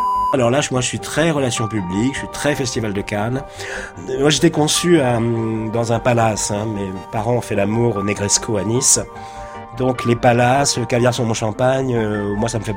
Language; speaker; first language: French; native; French